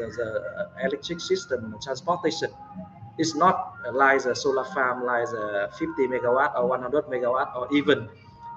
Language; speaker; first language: English; non-native, fluent; Vietnamese